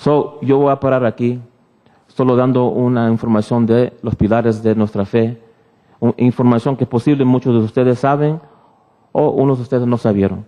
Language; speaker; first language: Spanish; early bilingual, heritage; Spanish